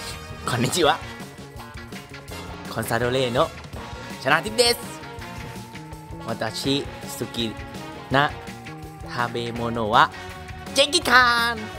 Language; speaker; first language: Japanese; non-native, learner; Thai